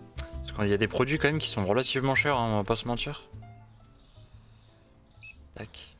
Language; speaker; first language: French; native; French